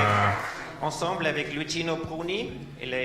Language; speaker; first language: French; non-native, fluent; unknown